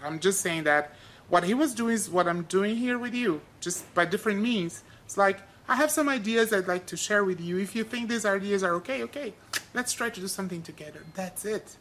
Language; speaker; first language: English; non-native, fluent; Portuguese